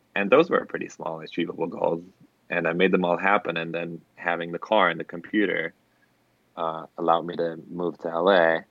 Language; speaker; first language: English; non-native, fluent; German